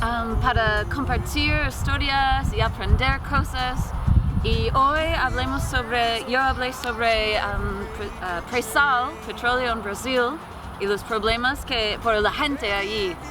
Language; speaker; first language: Spanish; non-native, learner; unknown